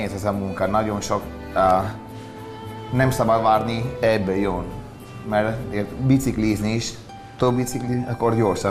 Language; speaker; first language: Hungarian; non-native, learner; Italian